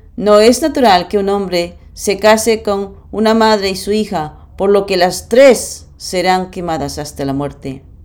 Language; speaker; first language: Spanish; non-native, fluent; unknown